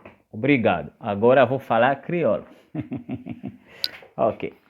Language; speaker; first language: Portuguese; non-native, fluent; Haitian Creole